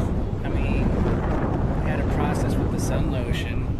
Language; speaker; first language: English; native; English